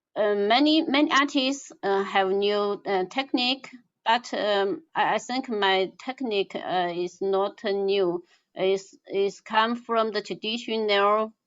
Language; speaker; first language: English; non-native, learner; Chinese